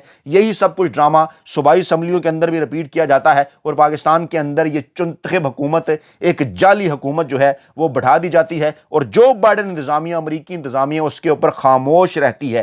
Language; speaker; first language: Urdu; native; Urdu